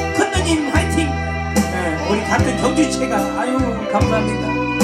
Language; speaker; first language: Korean; native; Korean